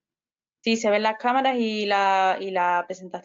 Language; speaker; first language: Spanish; native; Spanish